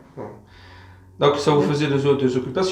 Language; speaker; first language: French; native; French